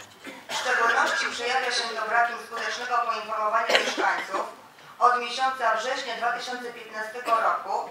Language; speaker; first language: Polish; native; Polish